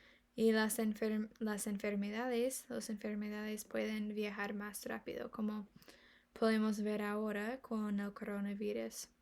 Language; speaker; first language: Spanish; non-native, learner; English